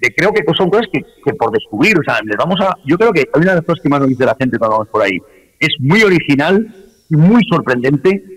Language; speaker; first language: Spanish; native; Spanish